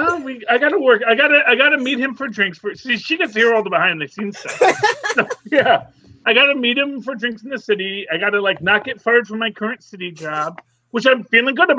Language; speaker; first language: English; native; English